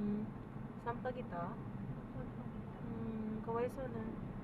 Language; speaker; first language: Japanese; non-native, learner; Filipino